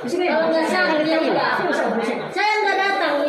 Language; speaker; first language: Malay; non-native, local second language; Nias